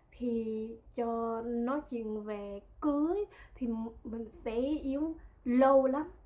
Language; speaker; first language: Vietnamese; non-native, learner; French